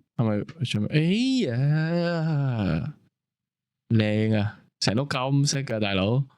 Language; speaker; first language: Cantonese; native; Cantonese